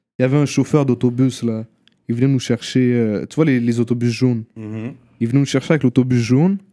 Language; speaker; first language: French; early bilingual, other home language; Arabic